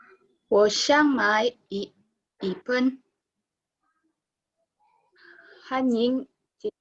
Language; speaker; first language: Chinese; non-native, learner; Indonesian